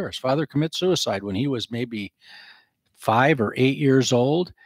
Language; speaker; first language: English; native; English